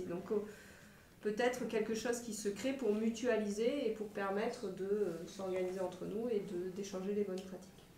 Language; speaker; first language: French; native; French